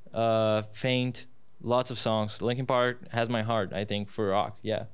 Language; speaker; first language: English; non-native, fluent; Portuguese